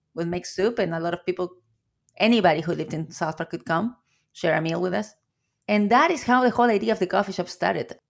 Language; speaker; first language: English; non-native, fluent; Spanish